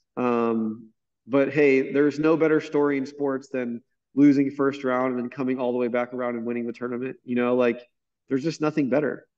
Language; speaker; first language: English; native; English